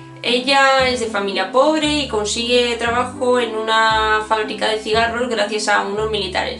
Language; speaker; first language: Spanish; native; Spanish